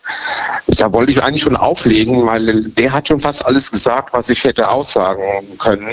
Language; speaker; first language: German; native; German